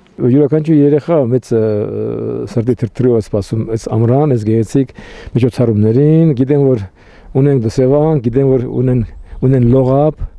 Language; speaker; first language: Armenian; native; Armenian